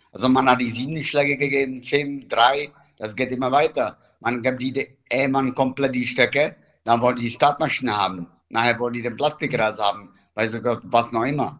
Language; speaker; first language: German; non-native, fluent; Czech